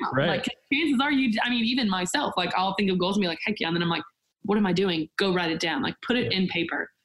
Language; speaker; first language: English; native; English